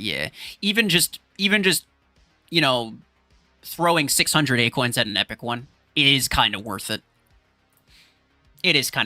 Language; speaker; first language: English; native; English